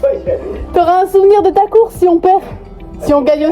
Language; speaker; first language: French; native; French